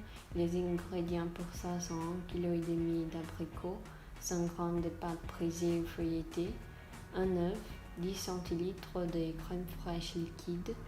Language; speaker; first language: French; non-native, learner; Portuguese